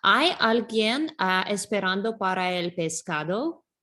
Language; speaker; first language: Spanish; non-native, learner; English